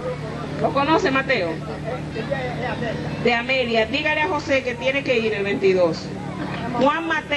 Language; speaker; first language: Spanish; native; Spanish